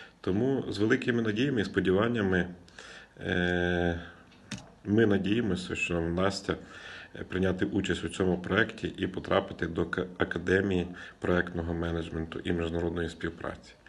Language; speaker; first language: Ukrainian; native; Ukrainian